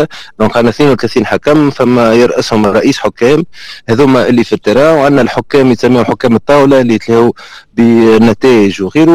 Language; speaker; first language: Arabic; native; Arabic